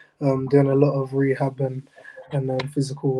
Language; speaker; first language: English; native; English